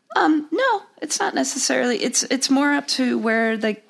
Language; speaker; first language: English; native; English